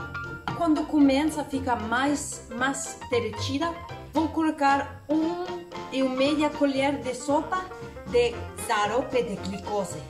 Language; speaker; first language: Portuguese; non-native, learner; Danish